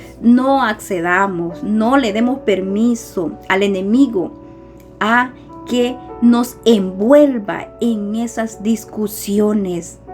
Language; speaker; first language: Spanish; native; Spanish